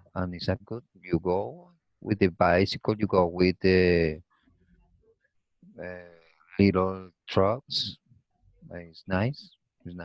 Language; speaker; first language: English; non-native, learner; Spanish